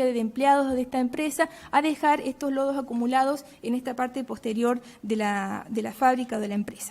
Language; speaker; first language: Spanish; native; Spanish